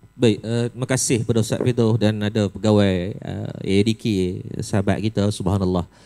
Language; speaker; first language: Malay; native; Malay